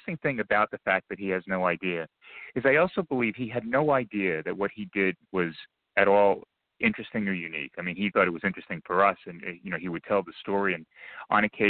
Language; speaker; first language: English; native; English